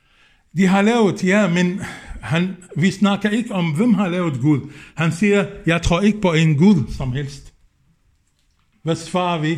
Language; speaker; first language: Danish; non-native, fluent; Arabic